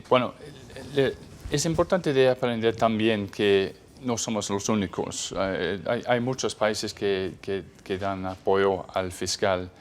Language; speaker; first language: Spanish; non-native, fluent; English